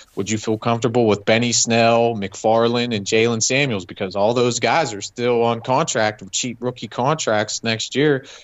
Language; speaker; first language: English; native; English